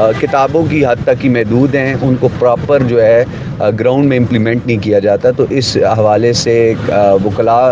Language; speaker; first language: Urdu; non-native, local second language; Northern Hindko